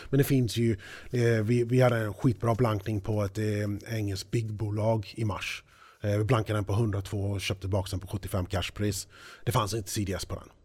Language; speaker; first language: Swedish; early bilingual, heritage; English